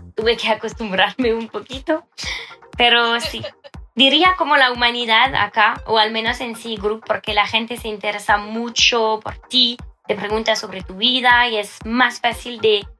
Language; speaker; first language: Spanish; non-native, fluent; French